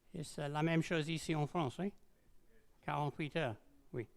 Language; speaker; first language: French; non-native, learner; English